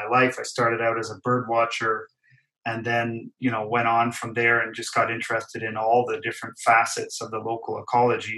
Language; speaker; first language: English; native; English